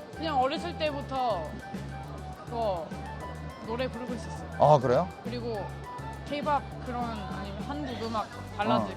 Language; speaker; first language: Korean; non-native, fluent; English